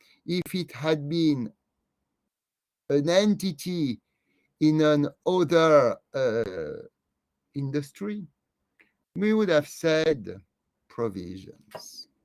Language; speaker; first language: English; non-native, fluent; French